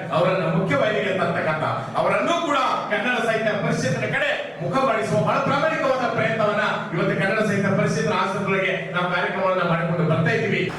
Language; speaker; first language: Kannada; native; Kannada